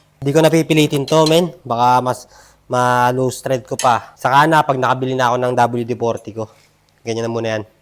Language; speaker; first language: Filipino; non-native, local second language; Iloko